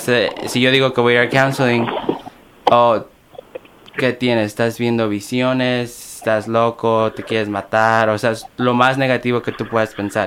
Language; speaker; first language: Spanish; early bilingual, other home language; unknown